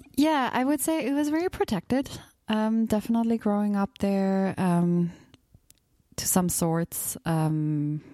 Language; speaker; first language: English; non-native, fluent; German